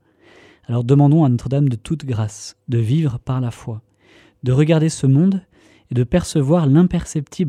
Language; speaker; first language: French; native; French